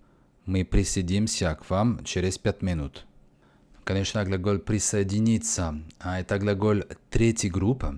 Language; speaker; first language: Russian; non-native, learner; French